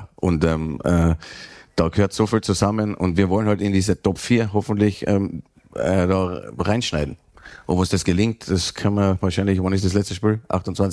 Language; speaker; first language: German; native; German